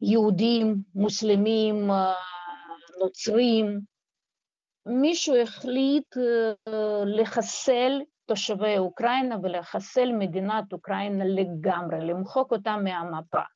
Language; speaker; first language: Hebrew; non-native, fluent; Russian